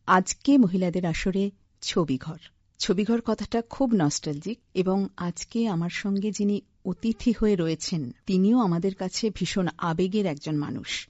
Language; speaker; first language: Bangla; native; Bangla